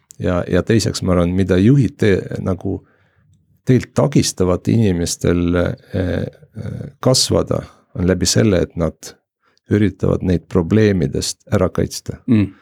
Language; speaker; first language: Estonian; non-native, local second language; Russian